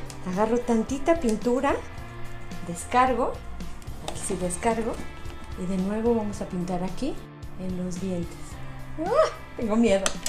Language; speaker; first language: Spanish; native; Spanish